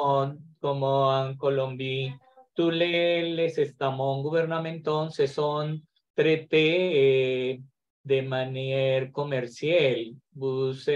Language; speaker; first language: French; non-native, learner; Spanish